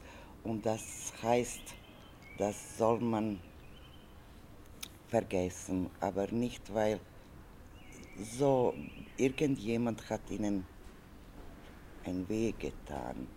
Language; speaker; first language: German; non-native, learner; Croatian